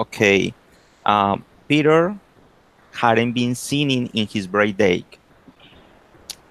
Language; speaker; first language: English; non-native, learner; Spanish